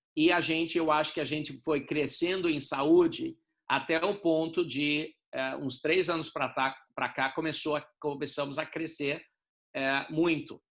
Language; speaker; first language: Portuguese; non-native, fluent; English